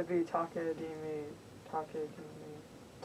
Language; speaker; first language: English; native; English